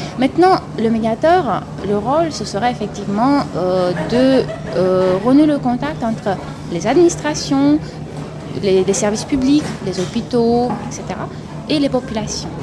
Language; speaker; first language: French; non-native, fluent; Romanian